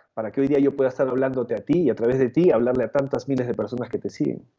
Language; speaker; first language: Spanish; native; Spanish